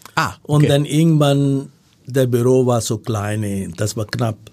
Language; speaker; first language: German; non-native, learner; Punjabi